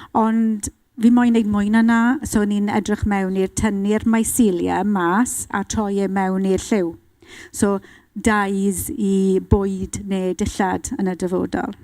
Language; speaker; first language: Welsh; non-native, local second language; English